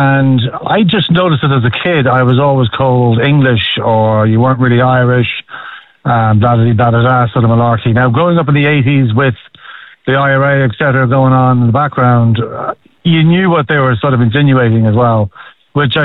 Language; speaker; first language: English; native; English